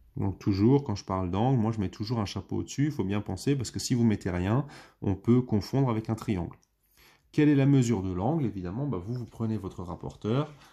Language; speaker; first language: French; native; French